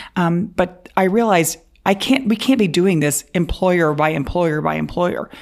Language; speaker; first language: English; native; English